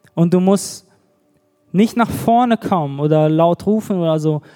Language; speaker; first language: German; native; German